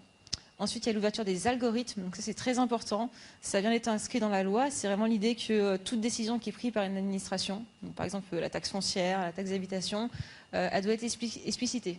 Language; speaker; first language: French; native; French